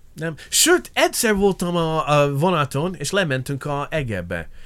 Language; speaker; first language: Hungarian; non-native, learner; English